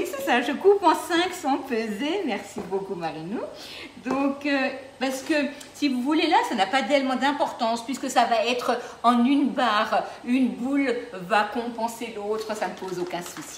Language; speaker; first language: French; native; French